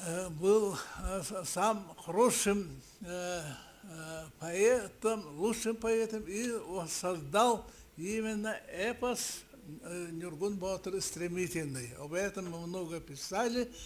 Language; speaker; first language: Russian; non-native, local second language; Yakut